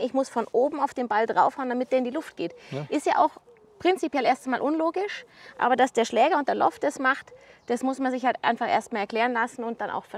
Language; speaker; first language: German; native; German